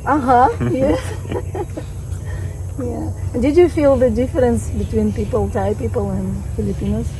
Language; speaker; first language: English; non-native, fluent; Russian